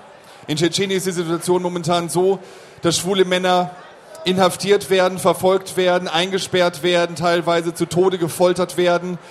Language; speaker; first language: German; native; German